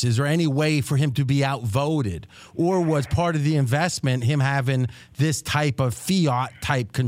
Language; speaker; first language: English; native; English